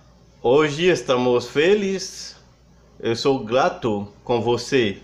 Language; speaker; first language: Portuguese; non-native, fluent; Haitian Creole